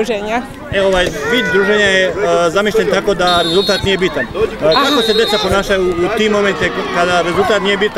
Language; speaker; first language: Serbian; native; Serbian